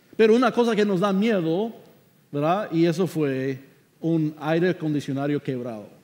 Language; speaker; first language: Spanish; non-native, fluent; English